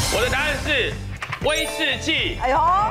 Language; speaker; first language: Chinese; native; Chinese